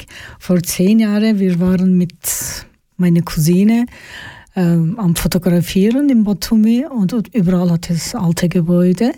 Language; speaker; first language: German; non-native, learner; Georgian